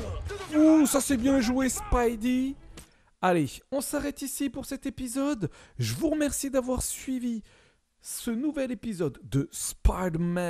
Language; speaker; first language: French; native; French